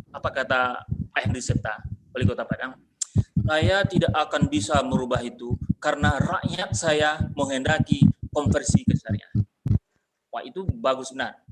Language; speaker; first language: Indonesian; non-native, local second language; Minangkabau